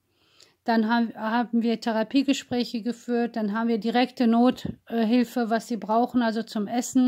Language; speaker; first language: German; non-native, fluent; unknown